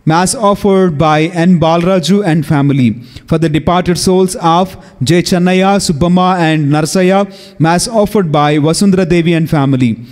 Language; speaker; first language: English; non-native, local second language; Telugu